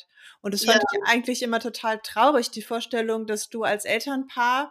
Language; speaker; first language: German; native; German